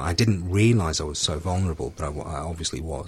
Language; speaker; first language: English; native; English